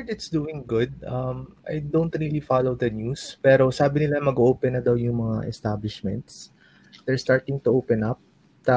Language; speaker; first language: English; non-native, local second language; Aklanon